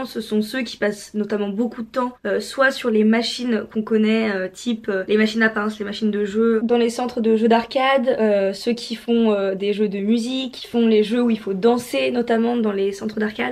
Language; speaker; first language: French; native; French